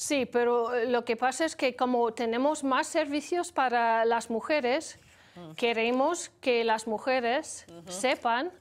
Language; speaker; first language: Spanish; non-native, learner; English